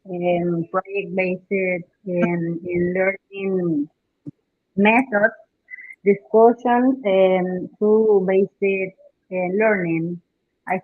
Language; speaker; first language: English; non-native, fluent; Spanish